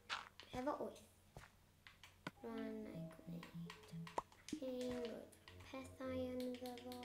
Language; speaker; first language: Welsh; non-native, local second language; English